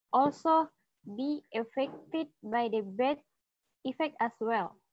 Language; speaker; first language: English; non-native, learner; Indonesian